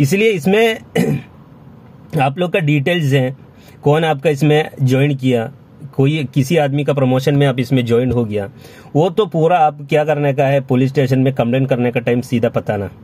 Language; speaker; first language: Hindi; non-native, local second language; Malayalam